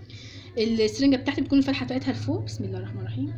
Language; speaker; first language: Arabic; native; Arabic